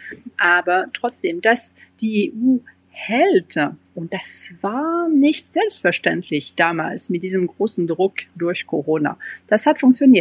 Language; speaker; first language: German; non-native, fluent; French